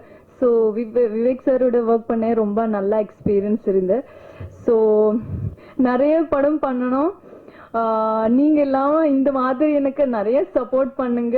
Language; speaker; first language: Tamil; non-native, learner; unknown